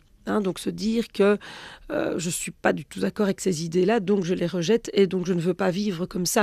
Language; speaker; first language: French; native; French